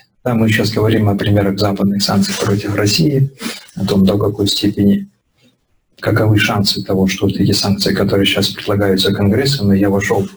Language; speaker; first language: Russian; native; Russian